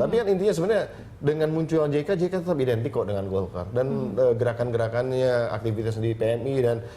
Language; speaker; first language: Indonesian; native; Indonesian